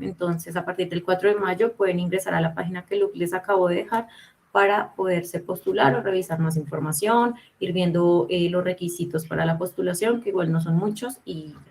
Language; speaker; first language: Spanish; native; Spanish